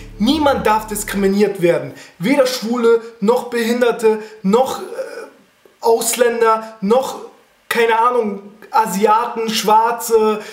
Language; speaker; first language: German; early bilingual, other home language; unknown